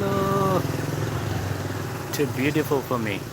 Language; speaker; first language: English; non-native, learner; Indonesian